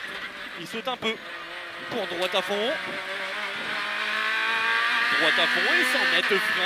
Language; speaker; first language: French; native; French